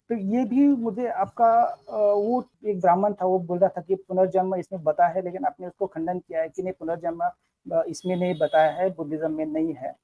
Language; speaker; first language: Hindi; non-native, local second language; Marathi